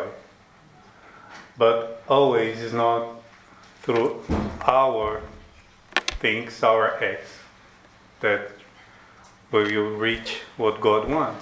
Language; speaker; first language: English; non-native, learner; Portuguese